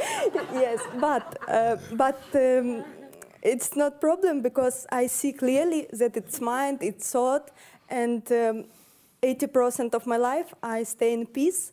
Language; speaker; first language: English; non-native, learner; Russian